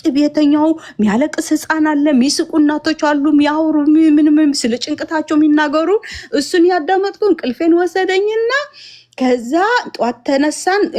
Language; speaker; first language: Amharic; non-native, fluent; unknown